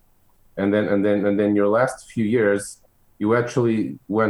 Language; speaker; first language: English; non-native, fluent; Portuguese